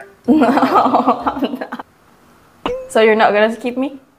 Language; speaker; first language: English; non-native, local second language; Filipino